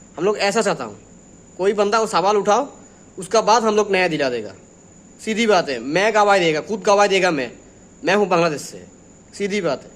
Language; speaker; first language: Hindi; non-native, learner; Bangla